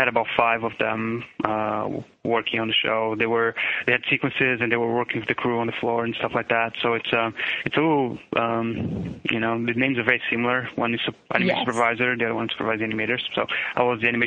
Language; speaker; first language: English; non-native, fluent; Portuguese